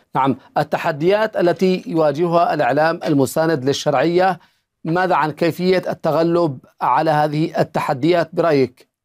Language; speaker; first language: Arabic; native; Arabic